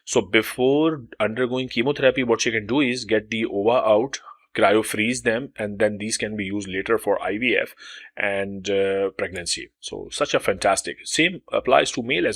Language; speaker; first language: English; non-native, local second language; Urdu